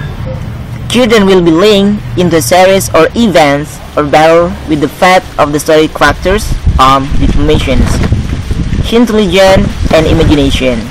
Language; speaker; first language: English; non-native, learner; Indonesian